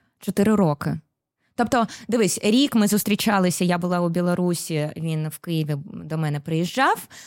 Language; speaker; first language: Ukrainian; non-native, local second language; Russian